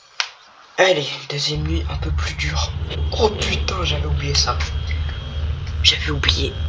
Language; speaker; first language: French; native; French